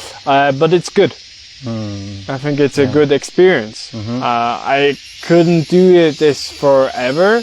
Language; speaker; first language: English; non-native, fluent; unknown